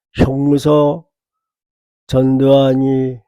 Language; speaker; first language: Korean; native; Korean